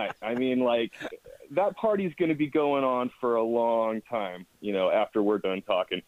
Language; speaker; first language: English; native; English